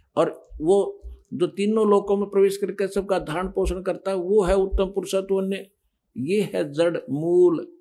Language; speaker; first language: Hindi; native; Hindi